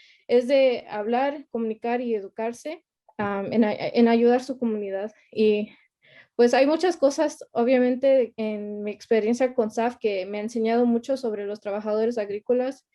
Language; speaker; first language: Spanish; early bilingual, heritage; Spanish